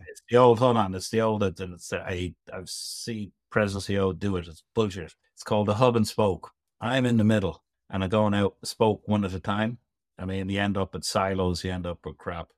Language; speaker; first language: English; native; English